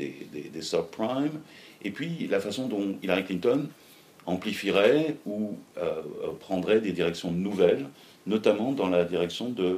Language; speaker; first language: French; native; French